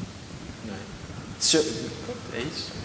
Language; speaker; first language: Portuguese; native; Portuguese